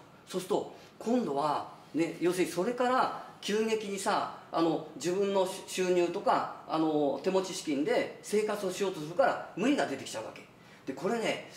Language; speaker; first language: Japanese; native; Japanese